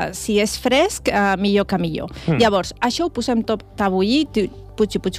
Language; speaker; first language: Catalan; non-native, local second language; Spanish